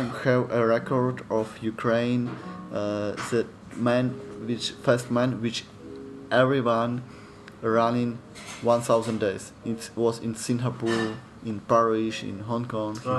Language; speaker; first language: English; non-native, learner; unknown